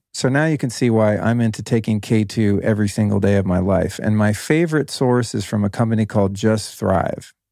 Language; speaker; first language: English; native; English